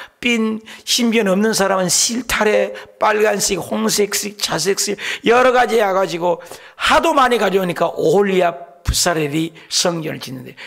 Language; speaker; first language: Korean; native; Korean